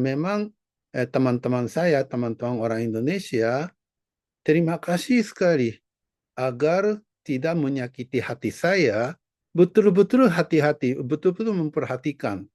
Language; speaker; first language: Indonesian; non-native, fluent; Japanese